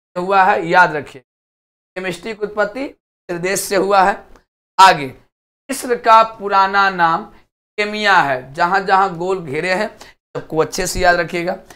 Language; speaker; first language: Hindi; native; Hindi